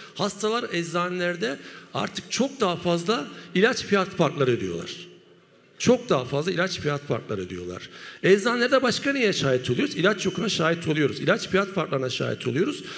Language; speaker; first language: Turkish; native; Turkish